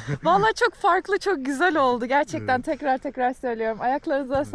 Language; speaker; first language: Turkish; native; Turkish